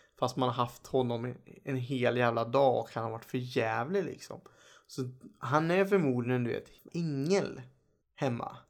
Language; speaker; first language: Swedish; native; Swedish